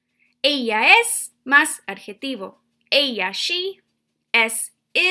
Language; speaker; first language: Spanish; non-native, fluent; English